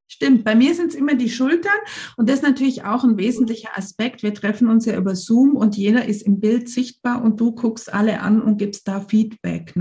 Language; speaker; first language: German; native; German